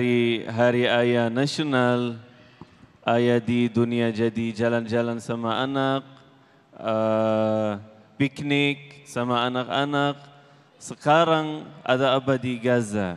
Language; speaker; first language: Indonesian; non-native, learner; Arabic